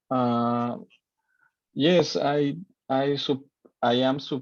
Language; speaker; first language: English; non-native, learner; Spanish